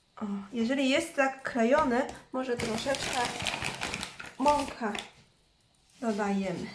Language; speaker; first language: Polish; non-native, learner; Chinese